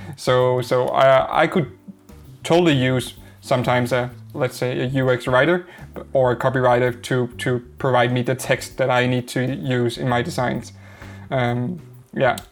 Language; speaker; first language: English; non-native, fluent; Danish